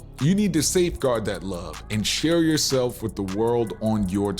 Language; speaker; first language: English; native; English